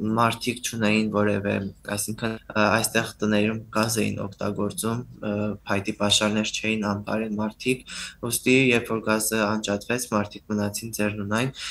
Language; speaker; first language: Armenian; native; Armenian